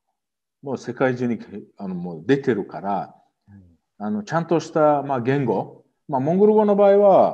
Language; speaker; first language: Japanese; non-native, fluent; Mongolian